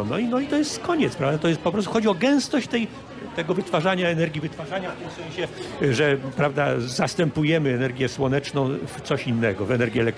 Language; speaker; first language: Polish; native; Polish